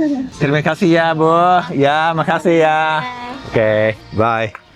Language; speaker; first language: Indonesian; non-native, fluent; English